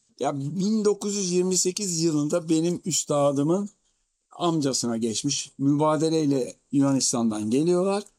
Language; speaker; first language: Turkish; native; Turkish